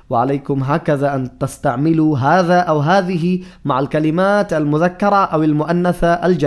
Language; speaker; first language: Arabic; non-native, fluent; Bangla